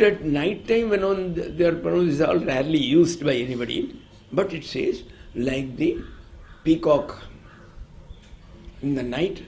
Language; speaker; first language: English; non-native, local second language; Tamil